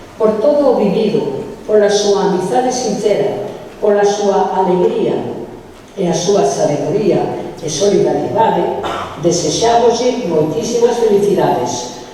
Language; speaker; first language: Galician; native; Galician